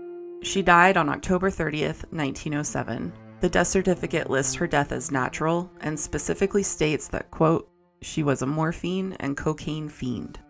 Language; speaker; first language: English; native; English